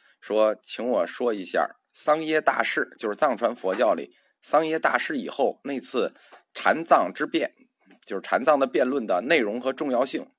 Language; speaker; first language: Chinese; native; Chinese